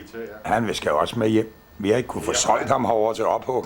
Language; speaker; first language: Danish; native; Danish